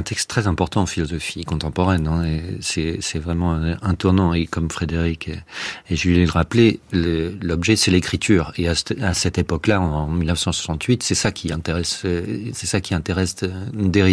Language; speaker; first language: French; native; French